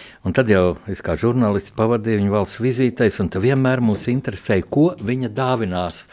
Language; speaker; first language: Latvian; native; Latvian